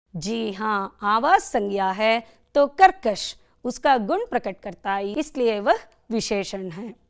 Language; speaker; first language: Hindi; non-native, local second language; Kannada